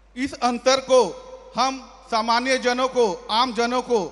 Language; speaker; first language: Hindi; native; Hindi